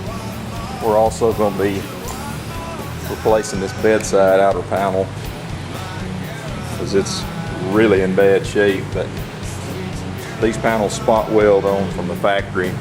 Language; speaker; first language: English; native; English